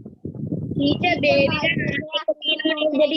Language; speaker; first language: English; non-native, learner; Sinhala